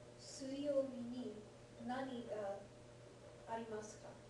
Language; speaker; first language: Japanese; non-native, learner; English